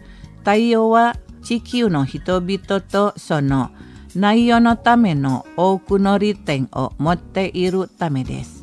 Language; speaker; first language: Japanese; non-native, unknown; Indonesian